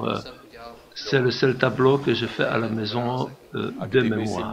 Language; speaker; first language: French; non-native, fluent; Czech